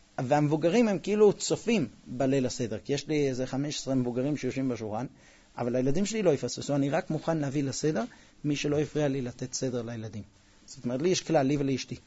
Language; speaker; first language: Hebrew; non-native, fluent; English